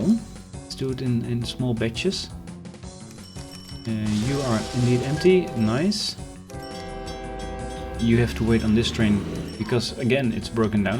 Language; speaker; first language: English; non-native, fluent; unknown